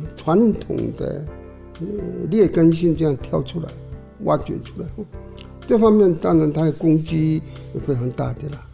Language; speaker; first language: Chinese; non-native, local second language; Min Nan Chinese